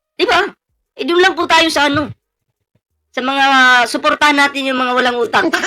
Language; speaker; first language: Filipino; non-native, local second language; Cebuano